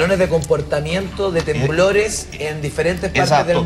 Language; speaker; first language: Spanish; native; Spanish